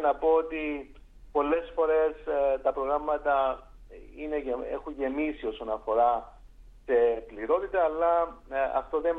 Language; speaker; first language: Greek; native; Greek